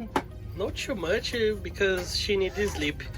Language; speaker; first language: English; non-native, learner; Portuguese